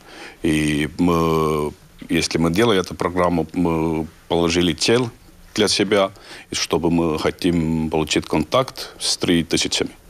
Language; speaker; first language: Russian; non-native, learner; Estonian